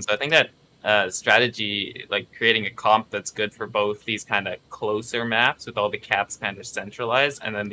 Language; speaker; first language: English; native; English